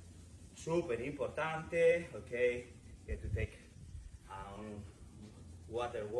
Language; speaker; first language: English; non-native, learner; Spanish